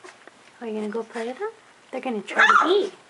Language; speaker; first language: English; native; English